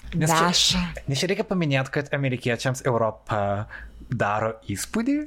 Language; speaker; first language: Lithuanian; native; Lithuanian